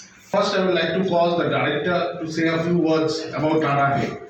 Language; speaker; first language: English; non-native, local second language; Bangla